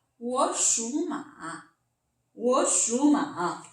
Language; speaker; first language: Chinese; non-native, fluent; Korean